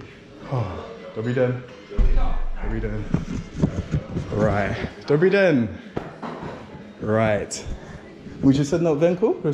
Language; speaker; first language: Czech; non-native, learner; English